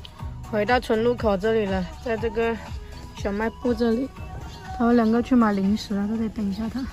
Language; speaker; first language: Chinese; native; Chinese